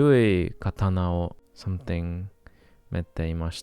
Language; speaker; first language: Japanese; non-native, learner; English